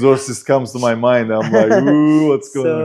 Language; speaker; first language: English; non-native, fluent; Turkish